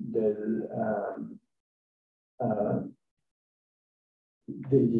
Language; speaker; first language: Italian; non-native, learner; French